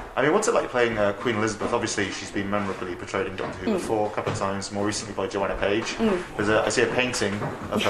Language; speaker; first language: English; native; English